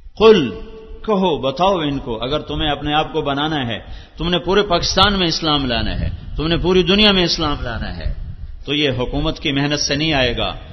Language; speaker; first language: Urdu; non-native, local second language; Punjabi